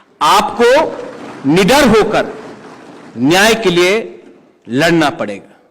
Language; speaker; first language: Hindi; non-native, local second language; Kok Borok